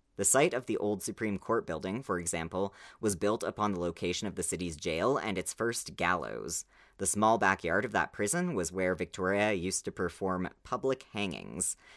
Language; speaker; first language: English; native; English